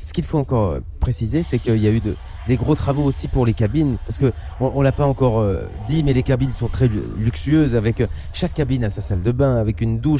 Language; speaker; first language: French; native; French